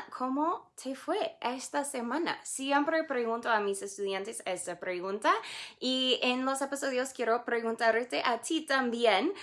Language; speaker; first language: Spanish; non-native, fluent; English